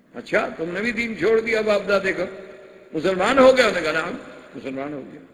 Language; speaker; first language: Urdu; non-native, local second language; Punjabi